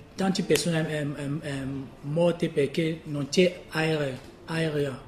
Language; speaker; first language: Italian; non-native, learner; French